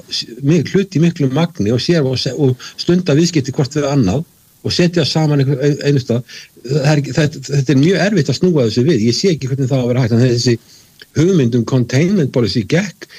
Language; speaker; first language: Icelandic; native; Icelandic